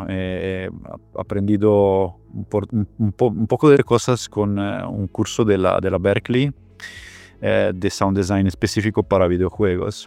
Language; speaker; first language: Spanish; non-native, fluent; Italian